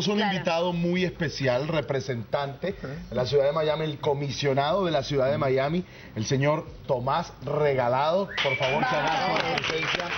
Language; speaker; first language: Spanish; native; Spanish